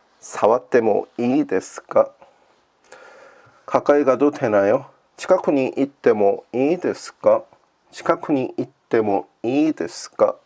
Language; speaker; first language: Japanese; non-native, learner; Korean